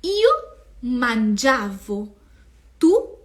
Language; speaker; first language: Italian; non-native, fluent; Portuguese